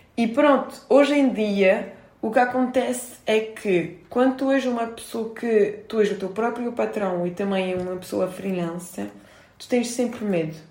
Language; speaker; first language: Portuguese; non-native, fluent; French